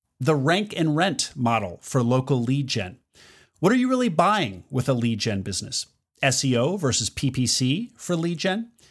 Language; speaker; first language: English; native; English